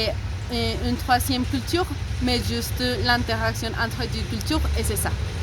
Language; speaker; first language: French; non-native, learner; Spanish